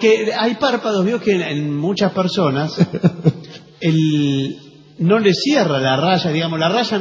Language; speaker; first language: Spanish; native; Spanish